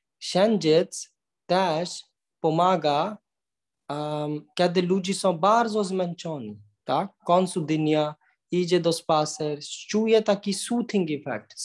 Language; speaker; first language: Polish; non-native, learner; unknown